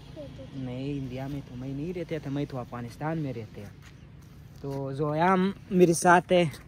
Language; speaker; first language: Hindi; non-native, learner; Pashto